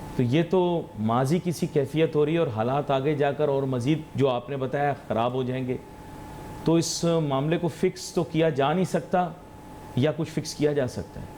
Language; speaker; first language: Urdu; native; Urdu